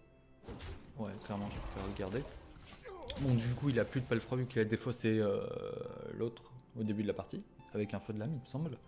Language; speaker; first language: French; native; French